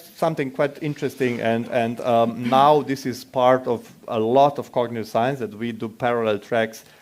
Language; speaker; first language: English; non-native, fluent; Slovenian